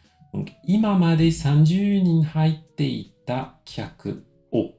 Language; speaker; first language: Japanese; non-native, fluent; French